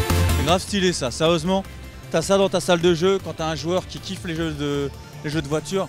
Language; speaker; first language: French; native; French